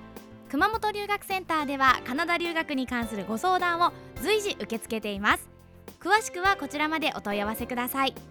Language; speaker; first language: Japanese; native; Japanese